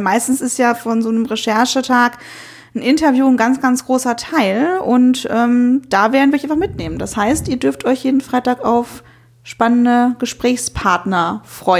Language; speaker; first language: German; native; German